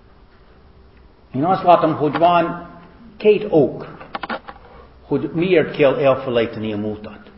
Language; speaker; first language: Hungarian; non-native, fluent; English